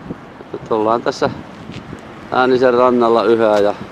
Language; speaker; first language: Finnish; native; Finnish